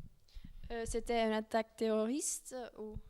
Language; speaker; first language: French; non-native, learner; Dutch